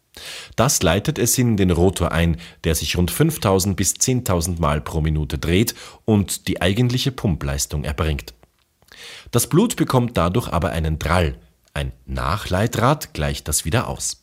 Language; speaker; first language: German; native; German